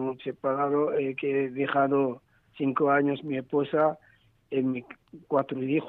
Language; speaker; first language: Spanish; non-native, learner; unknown